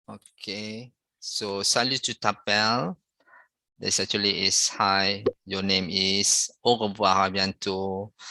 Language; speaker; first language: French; non-native, fluent; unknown